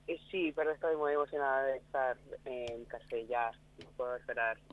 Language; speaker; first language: Spanish; non-native, learner; English